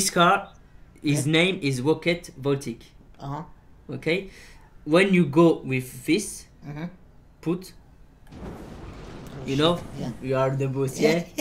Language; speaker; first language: English; non-native, learner; French